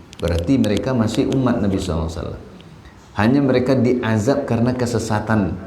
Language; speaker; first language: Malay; non-native, local second language; Minangkabau